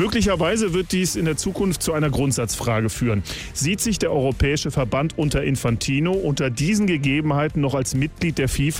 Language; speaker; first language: German; native; German